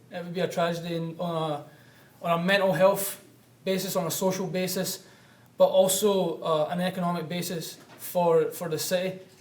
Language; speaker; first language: English; native; English